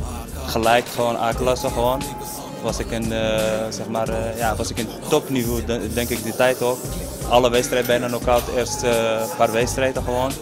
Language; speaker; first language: Dutch; non-native, learner; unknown